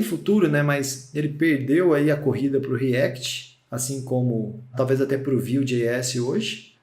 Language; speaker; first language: Portuguese; native; Portuguese